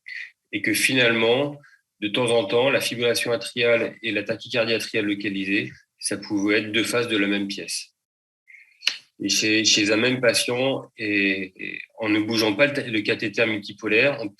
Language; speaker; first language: French; native; French